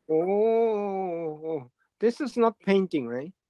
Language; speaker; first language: English; non-native, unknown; Japanese